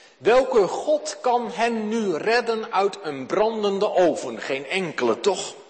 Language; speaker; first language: Dutch; native; Dutch